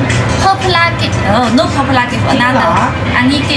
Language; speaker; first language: English; non-native, learner; Thai